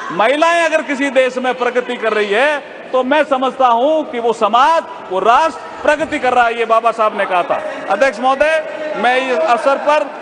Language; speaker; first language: Hindi; native; Hindi